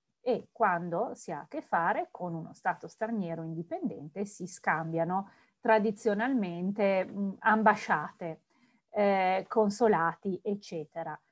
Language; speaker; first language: Italian; native; Italian